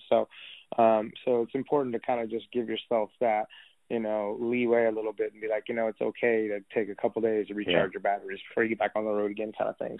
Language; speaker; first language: English; native; English